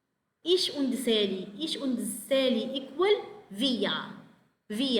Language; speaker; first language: German; non-native, fluent; Arabic